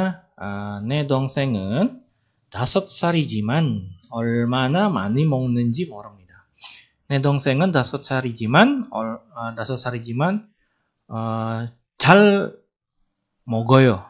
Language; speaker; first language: Korean; non-native, fluent; Indonesian